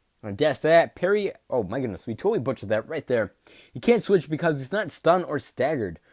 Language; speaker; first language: English; native; English